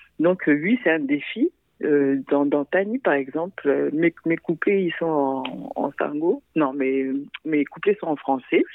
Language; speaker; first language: French; non-native, local second language; Sango